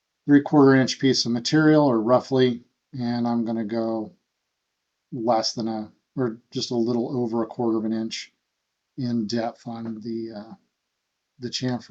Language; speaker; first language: English; native; English